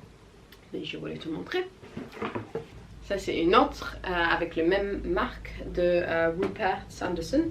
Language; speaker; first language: French; non-native, learner; English